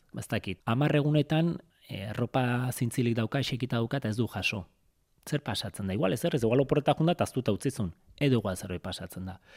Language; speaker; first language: Basque; native; Basque